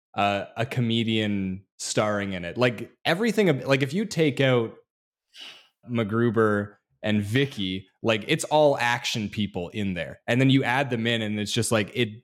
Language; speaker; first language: English; native; English